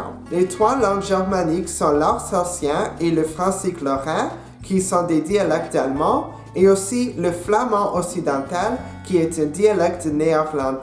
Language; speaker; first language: French; non-native, local second language; English